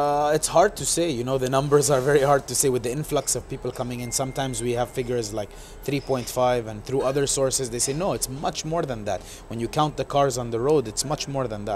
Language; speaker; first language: English; non-native, local second language; Arabic